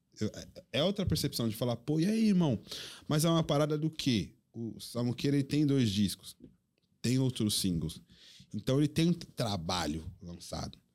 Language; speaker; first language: Portuguese; native; Portuguese